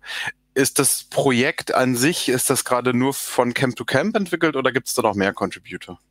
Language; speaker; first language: German; native; German